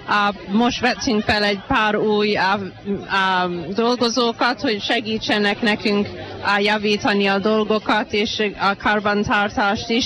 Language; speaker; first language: Hungarian; early bilingual, heritage; Hungarian